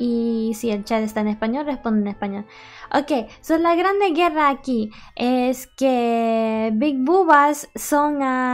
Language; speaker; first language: Spanish; early bilingual, heritage; English